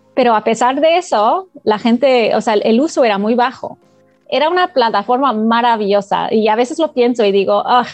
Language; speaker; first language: Spanish; non-native, fluent; English